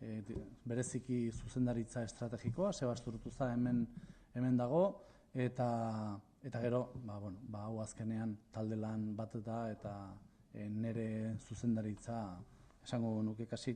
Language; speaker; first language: Basque; native; Basque